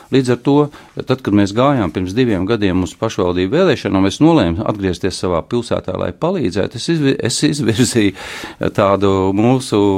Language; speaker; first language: Latvian; native; Latvian